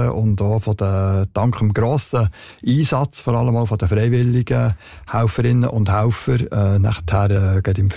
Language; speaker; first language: German; native; German